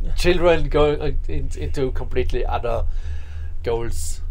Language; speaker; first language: English; non-native, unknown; German